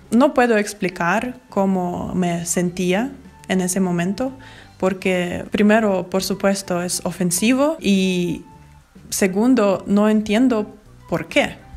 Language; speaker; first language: Spanish; non-native, fluent; Ukrainian